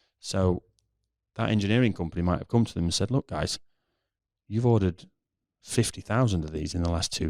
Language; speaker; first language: English; native; English